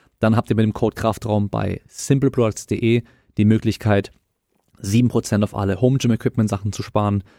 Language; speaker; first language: German; native; German